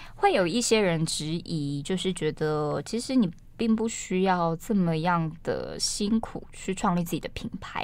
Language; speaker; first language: Chinese; native; Chinese